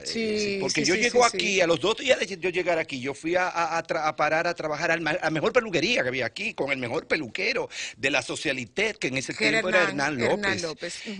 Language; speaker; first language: Spanish; native; Spanish